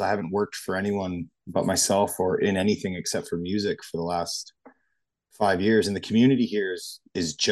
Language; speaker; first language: English; native; English